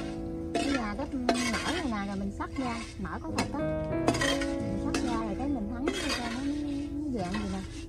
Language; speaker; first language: Vietnamese; native; Vietnamese